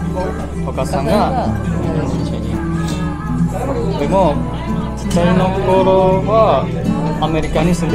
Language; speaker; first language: Japanese; non-native, fluent; Indonesian